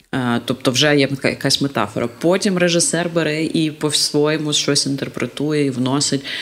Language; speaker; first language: Ukrainian; non-native, local second language; Russian